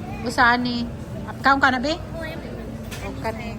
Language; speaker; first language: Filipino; non-native, local second language; Cebuano